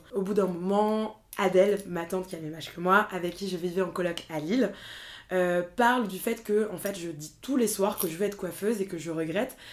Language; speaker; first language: French; native; French